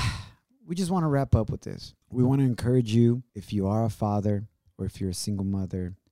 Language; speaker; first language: English; early bilingual, other home language; Spanish